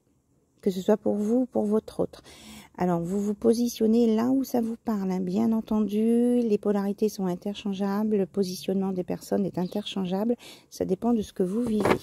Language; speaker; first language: French; native; French